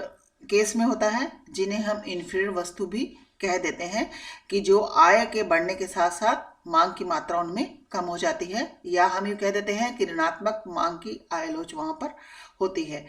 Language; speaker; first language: Hindi; native; Hindi